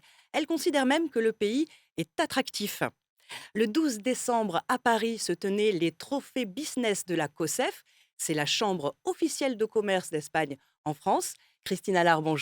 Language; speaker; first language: French; native; French